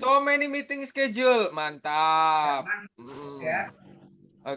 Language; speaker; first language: English; non-native, fluent; Indonesian